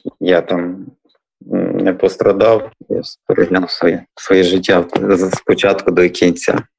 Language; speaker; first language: Ukrainian; native; Ukrainian